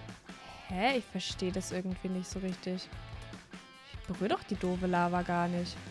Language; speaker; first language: German; native; German